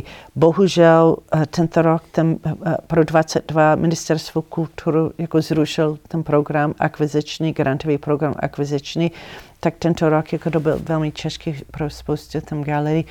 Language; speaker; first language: Czech; non-native, learner; English